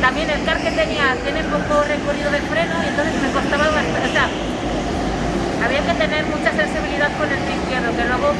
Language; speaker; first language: Spanish; native; Spanish